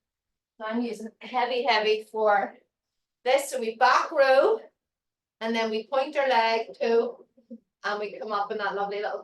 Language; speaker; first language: English; native; English